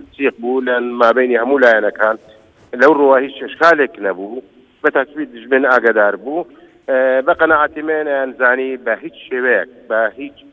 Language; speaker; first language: Central Kurdish; non-native, local second language; Kurdish